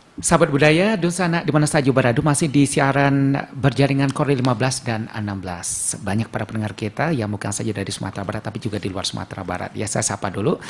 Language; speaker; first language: Indonesian; non-native, local second language; Minangkabau